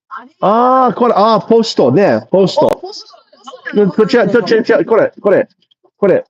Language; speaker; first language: Japanese; non-native, learner; English